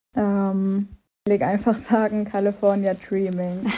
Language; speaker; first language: German; native; German